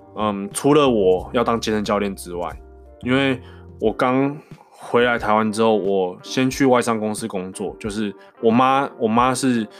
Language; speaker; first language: Chinese; non-native, local second language; Min Nan Chinese